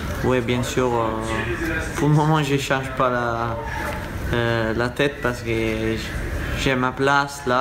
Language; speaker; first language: French; non-native, fluent; Italian